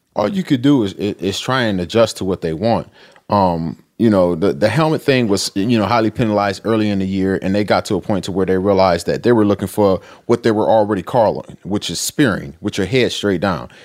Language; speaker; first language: English; native; English